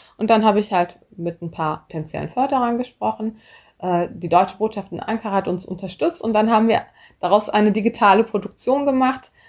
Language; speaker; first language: German; early bilingual, other home language; Turkish